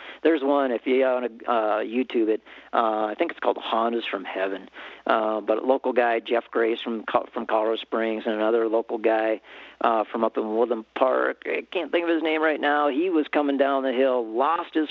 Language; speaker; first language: English; native; English